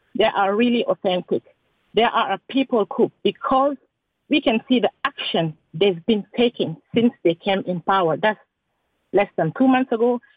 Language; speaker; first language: English; non-native, fluent; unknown